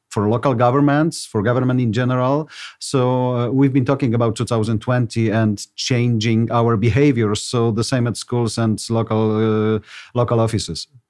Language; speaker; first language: English; non-native, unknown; Polish